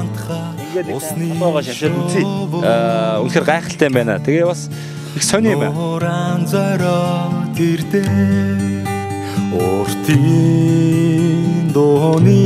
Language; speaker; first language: Mongolian; native; Mongolian